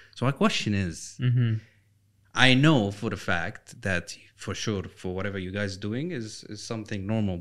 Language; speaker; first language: English; non-native, fluent; Arabic